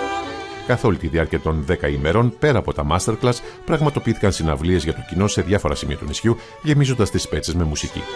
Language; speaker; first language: Greek; native; Greek